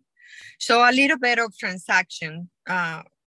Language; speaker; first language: English; non-native, fluent; Spanish